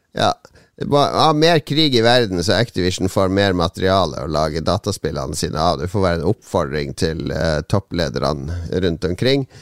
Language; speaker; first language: Norwegian; native; Norwegian